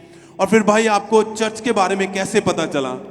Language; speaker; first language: Hindi; native; Hindi